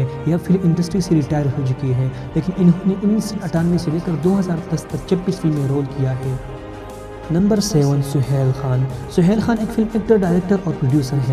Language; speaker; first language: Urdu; non-native, local second language; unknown